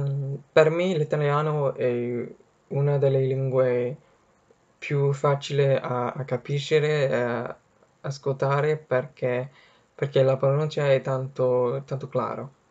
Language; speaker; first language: Italian; non-native, learner; English